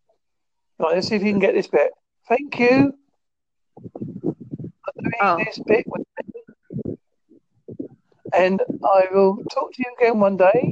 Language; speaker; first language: English; native; English